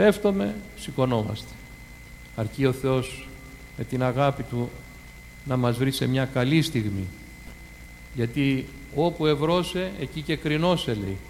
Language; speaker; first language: Greek; native; Greek